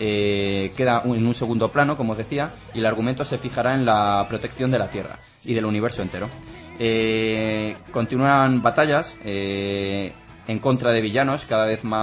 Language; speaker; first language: Spanish; native; Spanish